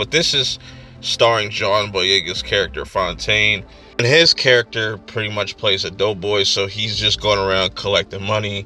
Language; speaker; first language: English; native; English